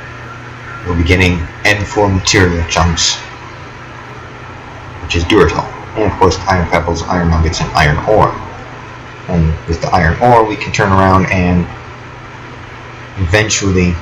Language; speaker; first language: English; native; English